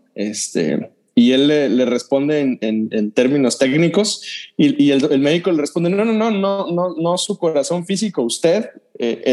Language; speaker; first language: Spanish; native; Spanish